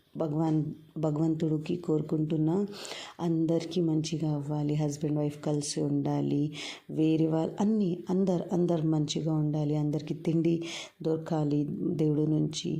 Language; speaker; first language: Telugu; non-native, local second language; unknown